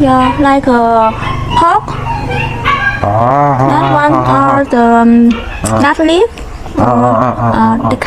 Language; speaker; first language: English; non-native, learner; Vietnamese